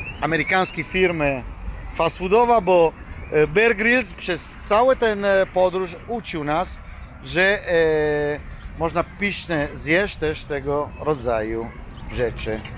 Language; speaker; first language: Polish; non-native, learner; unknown